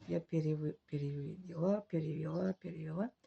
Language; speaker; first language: Russian; non-native, learner; Tajik